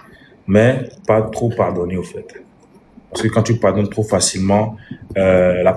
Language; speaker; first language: French; non-native, local second language; Lingala